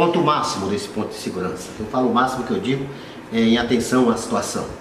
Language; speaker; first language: Portuguese; native; Portuguese